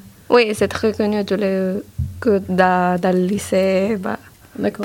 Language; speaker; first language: French; non-native, learner; Spanish